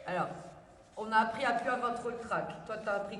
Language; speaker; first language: French; native; French